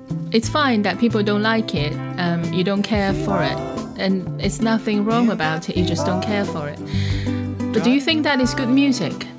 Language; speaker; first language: English; non-native, fluent; Chinese